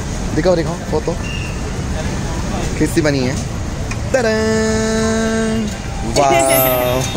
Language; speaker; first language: Hindi; non-native, fluent; Japanese